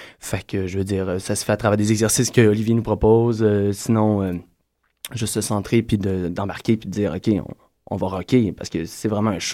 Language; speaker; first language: French; native; French